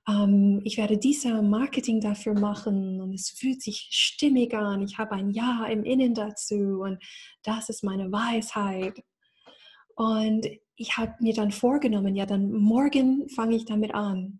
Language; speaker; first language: German; non-native, fluent; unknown